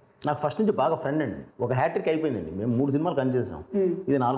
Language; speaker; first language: Telugu; native; Telugu